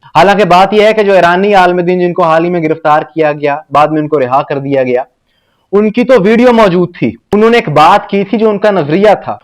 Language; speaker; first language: Urdu; native; Urdu